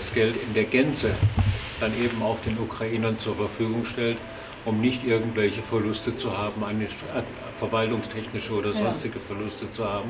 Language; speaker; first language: German; native; German